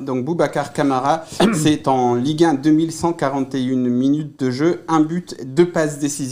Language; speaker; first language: French; native; French